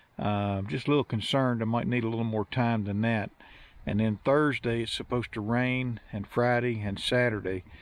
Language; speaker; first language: English; native; English